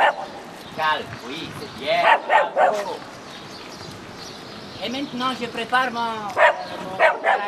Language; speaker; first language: French; non-native, learner; Romanian